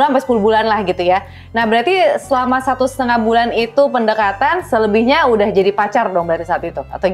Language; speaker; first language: Indonesian; native; Indonesian